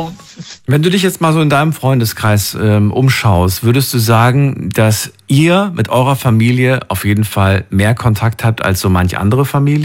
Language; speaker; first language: German; native; German